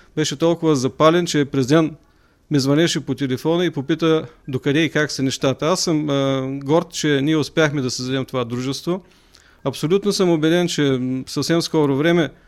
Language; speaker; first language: Bulgarian; native; Bulgarian